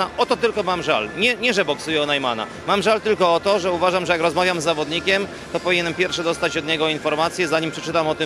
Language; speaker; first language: Polish; native; Polish